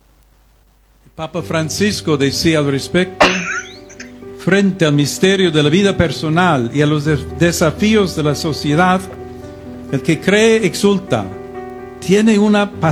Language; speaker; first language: Spanish; non-native, fluent; English